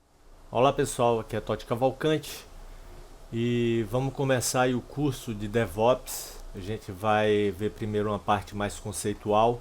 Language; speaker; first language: Portuguese; native; Portuguese